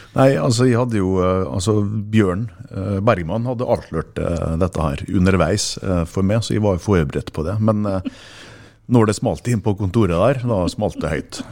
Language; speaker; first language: Norwegian; native; Norwegian